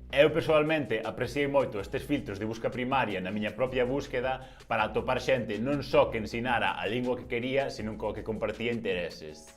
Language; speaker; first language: Galician; native; Galician